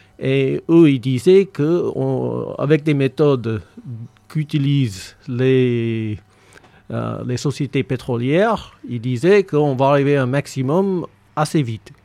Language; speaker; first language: French; non-native, fluent; English